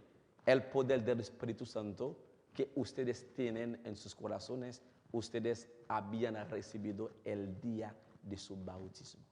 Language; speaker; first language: Spanish; non-native, fluent; Haitian Creole